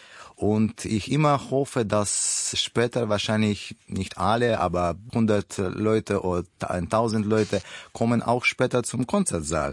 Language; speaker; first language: German; non-native, learner; Russian